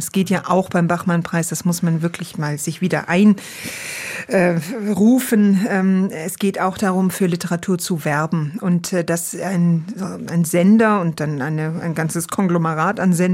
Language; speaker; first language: German; native; German